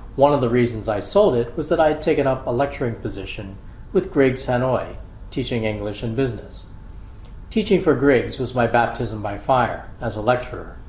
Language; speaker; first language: English; native; English